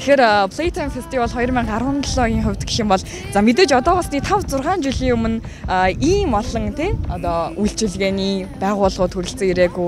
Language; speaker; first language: Mongolian; native; Mongolian